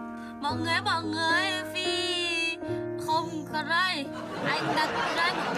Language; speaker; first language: Vietnamese; non-native, learner; Indonesian